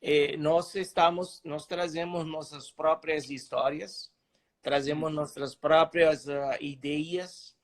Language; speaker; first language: Portuguese; non-native, fluent; Spanish